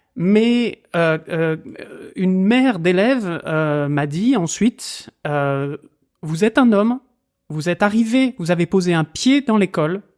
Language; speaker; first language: French; native; French